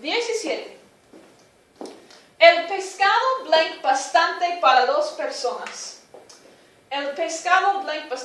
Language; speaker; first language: Spanish; non-native, fluent; English